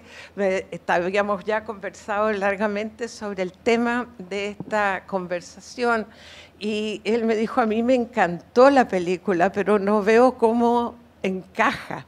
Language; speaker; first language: Spanish; native; Spanish